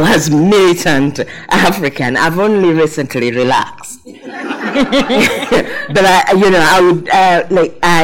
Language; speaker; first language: English; non-native, local second language; Ganda